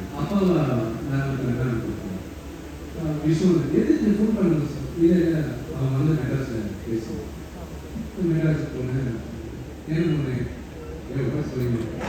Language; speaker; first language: Tamil; non-native, local second language; Telugu